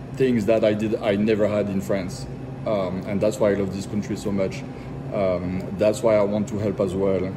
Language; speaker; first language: French; native; French